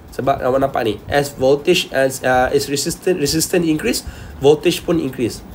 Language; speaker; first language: English; non-native, local second language; Malay